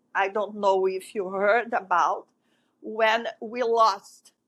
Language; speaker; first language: English; non-native, fluent; French